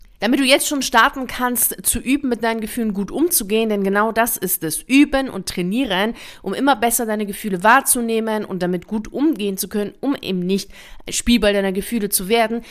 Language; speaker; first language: German; early bilingual, other home language; Persian